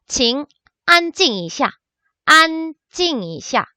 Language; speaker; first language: Chinese; non-native, learner; Korean